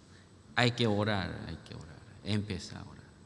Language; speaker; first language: Spanish; non-native, learner; Korean